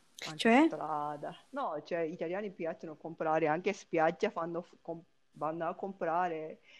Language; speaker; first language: Italian; non-native, learner; Japanese